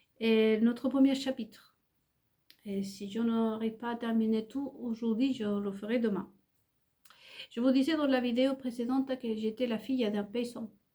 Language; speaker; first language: French; non-native, fluent; Spanish